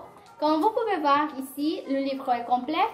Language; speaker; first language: French; non-native, learner; Spanish